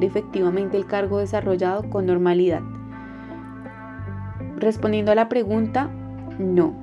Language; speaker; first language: Spanish; native; Spanish